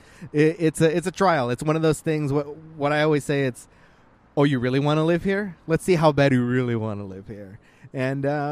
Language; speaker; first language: English; early bilingual, other home language; Spanish